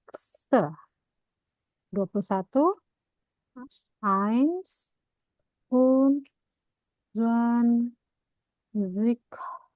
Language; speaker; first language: German; non-native, fluent; Indonesian